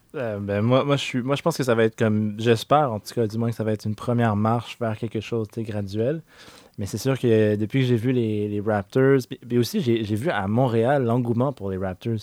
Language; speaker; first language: French; native; French